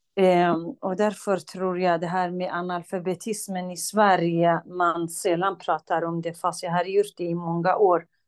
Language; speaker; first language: Swedish; non-native, fluent; Kurdish